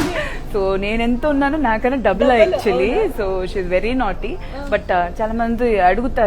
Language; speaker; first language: Telugu; non-native, local second language; Tamil